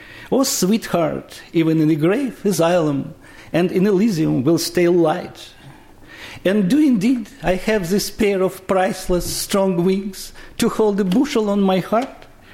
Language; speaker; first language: English; non-native, fluent; Russian